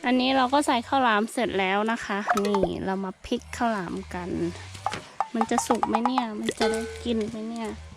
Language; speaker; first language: Thai; non-native, local second language; Iu Mien